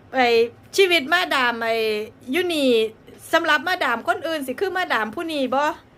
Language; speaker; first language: Thai; native; Thai